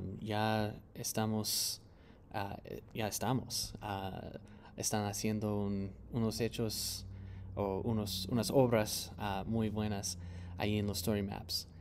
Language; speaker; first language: Spanish; non-native, fluent; English